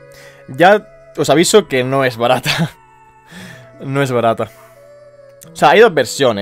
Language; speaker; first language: Spanish; native; Spanish